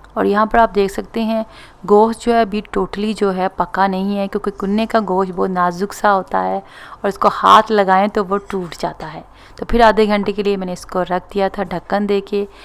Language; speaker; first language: Urdu; non-native, local second language; Punjabi